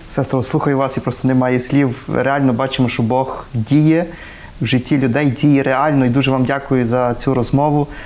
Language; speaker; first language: Ukrainian; native; Ukrainian